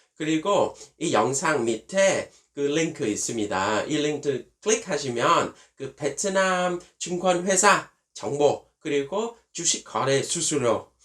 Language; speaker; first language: Korean; non-native, fluent; Vietnamese